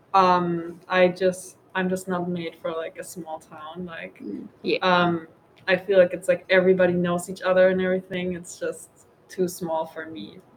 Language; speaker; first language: English; non-native, fluent; German